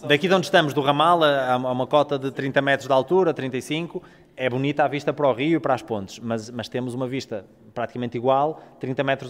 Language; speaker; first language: Portuguese; native; Portuguese